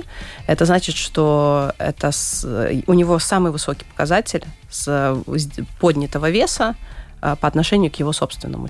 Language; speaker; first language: Russian; native; Russian